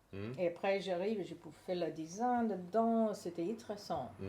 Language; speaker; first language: French; non-native, learner; English